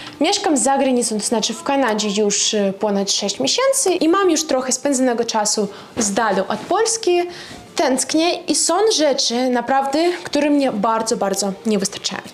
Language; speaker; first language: Polish; non-native, fluent; Russian